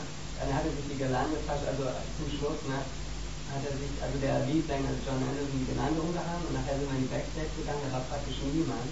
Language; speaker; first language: German; native; German